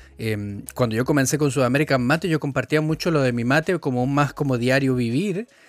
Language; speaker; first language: Spanish; native; Spanish